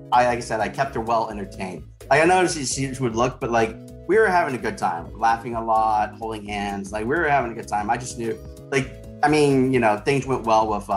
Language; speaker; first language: English; native; English